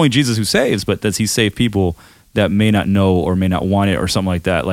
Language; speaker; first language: English; early bilingual, other home language; German